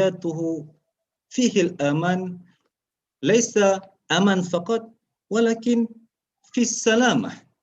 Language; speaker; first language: Arabic; non-native, learner; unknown